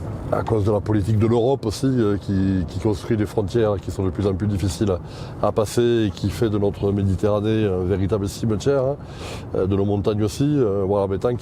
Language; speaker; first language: French; native; French